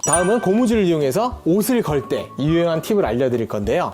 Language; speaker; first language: Korean; native; Korean